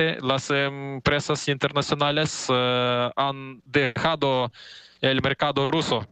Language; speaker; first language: Spanish; non-native, fluent; Ukrainian